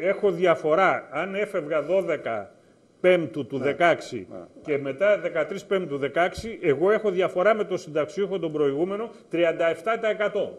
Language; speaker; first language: Greek; native; Greek